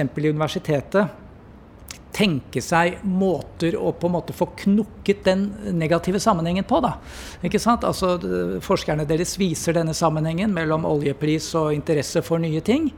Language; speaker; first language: Norwegian; native; Norwegian